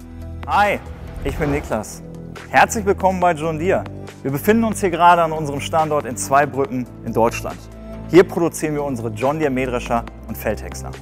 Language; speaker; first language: German; native; German